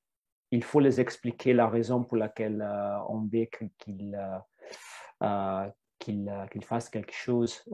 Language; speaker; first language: French; non-native, fluent; Italian